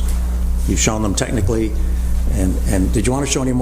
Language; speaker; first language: English; native; English